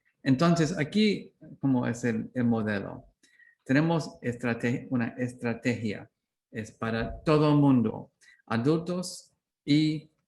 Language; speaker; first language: Spanish; non-native, learner; English